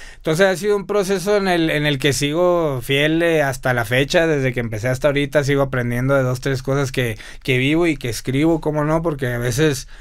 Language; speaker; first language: Spanish; native; Spanish